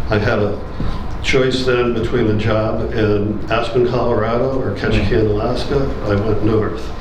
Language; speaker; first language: English; native; English